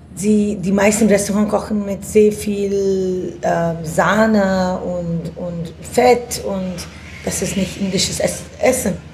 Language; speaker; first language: German; non-native, fluent; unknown